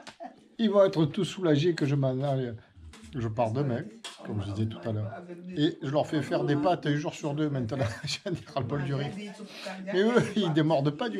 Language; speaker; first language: French; native; French